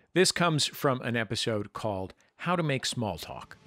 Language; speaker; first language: English; native; English